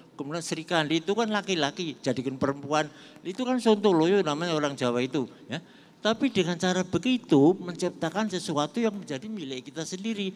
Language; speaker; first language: Indonesian; non-native, local second language; Javanese